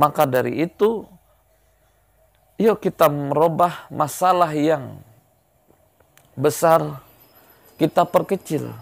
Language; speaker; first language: Indonesian; native; Indonesian